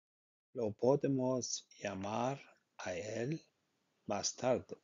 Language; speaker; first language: Spanish; non-native, learner; Icelandic